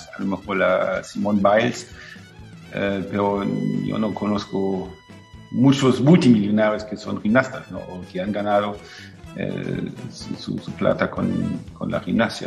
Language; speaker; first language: Spanish; non-native, fluent; German